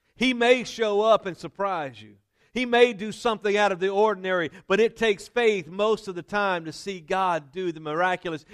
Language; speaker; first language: English; native; English